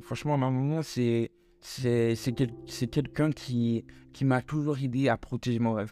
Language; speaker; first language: French; native; French